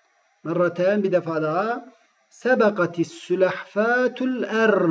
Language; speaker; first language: Arabic; non-native, fluent; Turkish